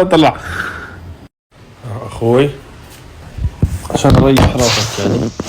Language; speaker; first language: Arabic; native; Arabic